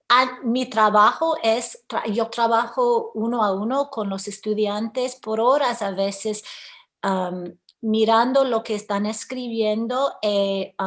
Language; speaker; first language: Spanish; early bilingual, heritage; English